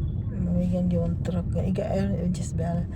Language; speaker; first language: Dutch; non-native, learner; Filipino